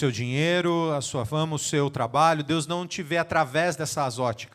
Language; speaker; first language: Portuguese; native; Portuguese